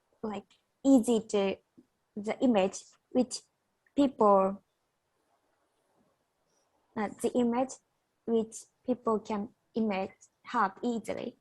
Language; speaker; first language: English; non-native, fluent; Japanese